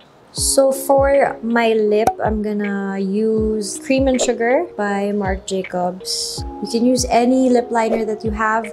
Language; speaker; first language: English; non-native, local second language; Filipino